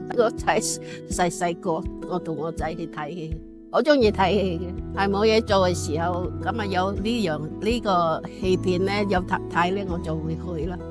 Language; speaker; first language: Cantonese; non-native, fluent; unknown